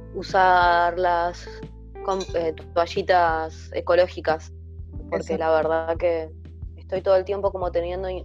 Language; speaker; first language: Spanish; native; Spanish